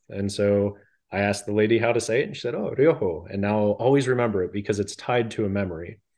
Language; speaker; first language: English; native; English